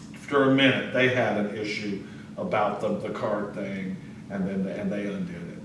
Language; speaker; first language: English; native; English